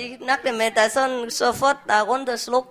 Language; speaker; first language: German; non-native, fluent; Vietnamese